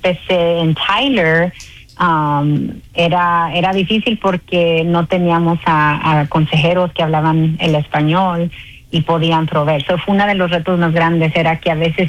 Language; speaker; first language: Spanish; early bilingual, heritage; Spanish